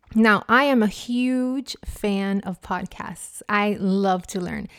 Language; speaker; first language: English; non-native, fluent; Spanish